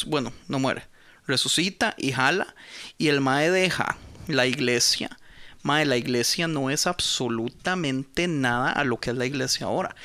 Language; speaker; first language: Spanish; native; Spanish